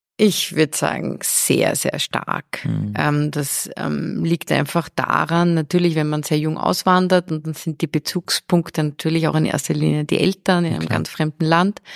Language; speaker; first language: German; early bilingual, heritage; German